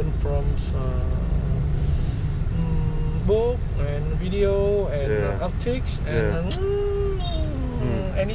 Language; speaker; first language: English; non-native, learner; Vietnamese